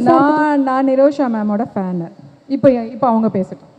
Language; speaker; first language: Tamil; native; Tamil